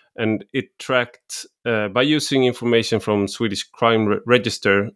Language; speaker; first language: English; non-native, fluent; Swedish